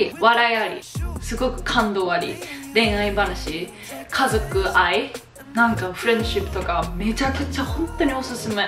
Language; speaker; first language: Japanese; native; Japanese